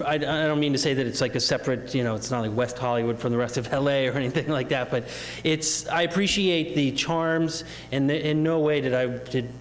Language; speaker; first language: English; native; English